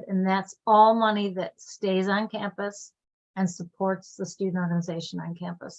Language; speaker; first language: English; native; English